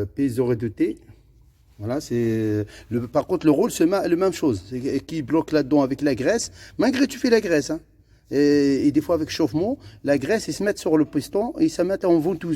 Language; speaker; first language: French; non-native, fluent; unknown